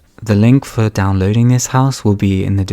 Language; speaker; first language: English; native; English